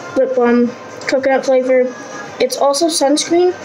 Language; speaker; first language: English; native; English